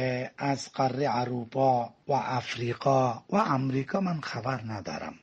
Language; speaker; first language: Persian; non-native, fluent; Bangla